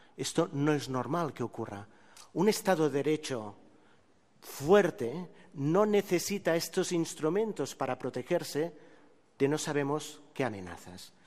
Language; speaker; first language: Spanish; non-native, local second language; Catalan